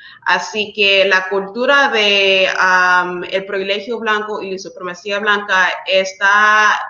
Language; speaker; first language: Spanish; early bilingual, heritage; English